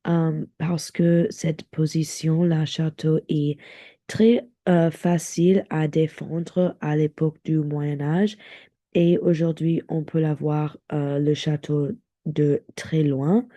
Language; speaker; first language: French; non-native, learner; English